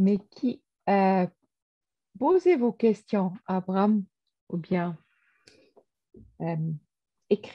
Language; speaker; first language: French; non-native, fluent; German